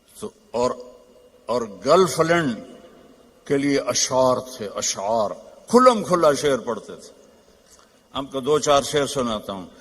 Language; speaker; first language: Urdu; non-native, local second language; Punjabi